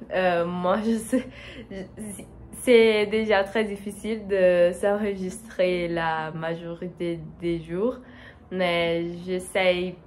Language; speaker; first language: French; non-native, learner; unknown